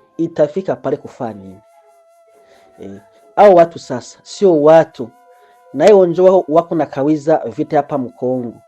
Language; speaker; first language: Swahili; non-native, local second language; Rundi